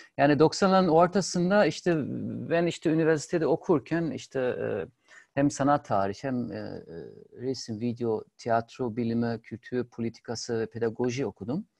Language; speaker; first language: Turkish; non-native, fluent; German